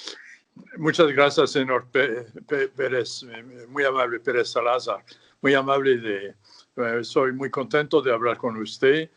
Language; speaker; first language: Spanish; non-native, fluent; French